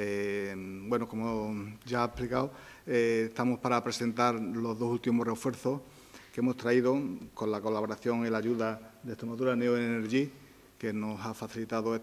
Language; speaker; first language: Spanish; native; Spanish